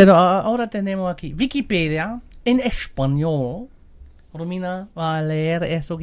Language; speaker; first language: Spanish; non-native, learner; German